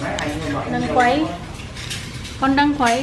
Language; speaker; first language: Vietnamese; early bilingual, heritage; English